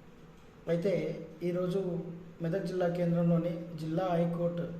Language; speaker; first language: Telugu; native; Telugu